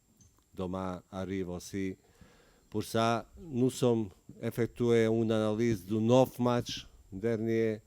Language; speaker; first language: French; non-native, learner; Bosnian